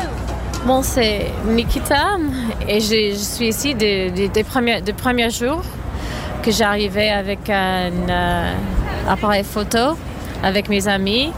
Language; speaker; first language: French; non-native, fluent; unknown